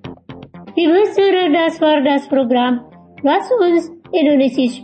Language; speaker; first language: German; non-native, fluent; Indonesian